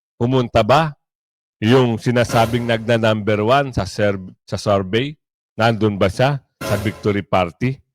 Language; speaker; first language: Filipino; non-native, local second language; Cebuano